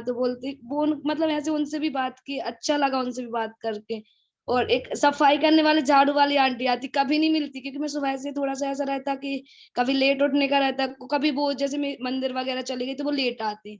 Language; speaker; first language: Hindi; native; Hindi